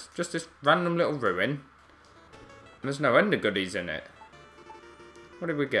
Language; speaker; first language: English; native; English